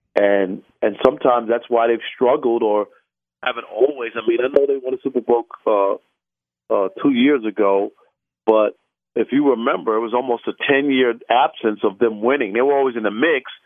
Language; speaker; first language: English; native; English